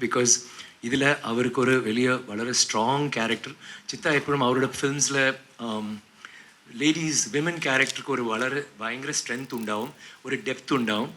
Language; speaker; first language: Malayalam; non-native, learner; Tamil